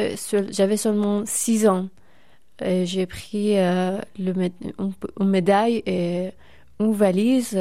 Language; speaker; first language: French; non-native, fluent; Persian